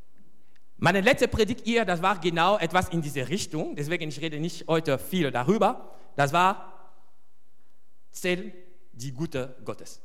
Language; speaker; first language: German; non-native, fluent; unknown